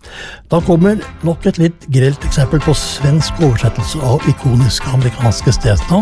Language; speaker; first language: Norwegian; native; Norwegian